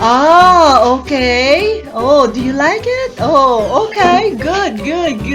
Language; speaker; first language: English; non-native, learner; Thai